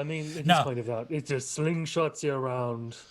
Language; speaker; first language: English; native; English